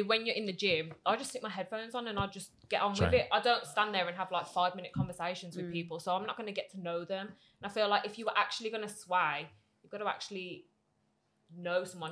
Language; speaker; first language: English; native; English